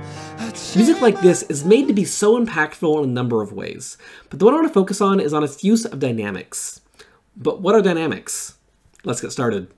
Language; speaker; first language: English; native; English